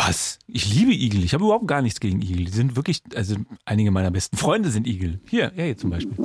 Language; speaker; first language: German; native; German